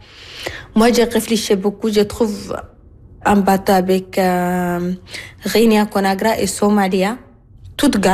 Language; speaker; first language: French; non-native, learner; Arabic